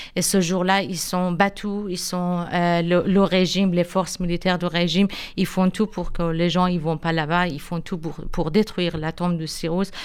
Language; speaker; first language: French; non-native, fluent; Persian